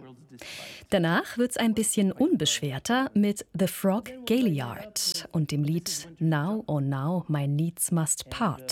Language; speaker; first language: German; native; German